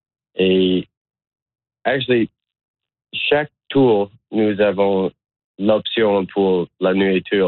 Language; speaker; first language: French; non-native, learner; English